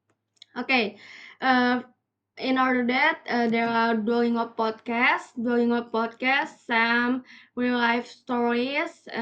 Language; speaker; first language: English; non-native, learner; Indonesian